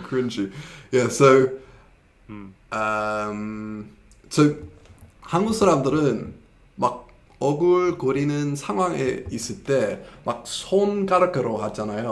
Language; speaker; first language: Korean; non-native, fluent; English